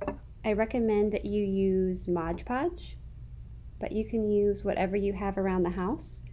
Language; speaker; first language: English; native; English